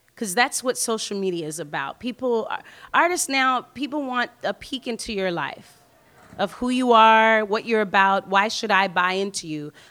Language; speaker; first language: English; native; English